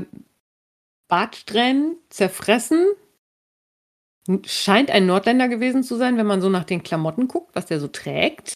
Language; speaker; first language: German; native; German